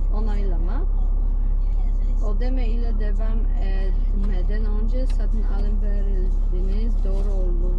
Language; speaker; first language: Turkish; non-native, fluent; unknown